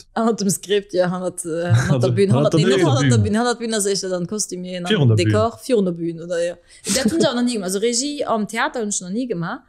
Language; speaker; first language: Luxembourgish; early bilingual, other home language; French